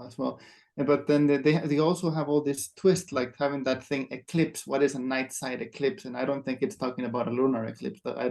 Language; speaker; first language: English; non-native, fluent; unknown